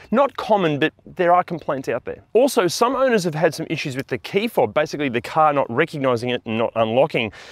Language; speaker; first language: English; native; English